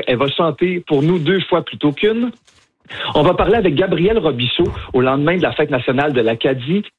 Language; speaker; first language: French; native; French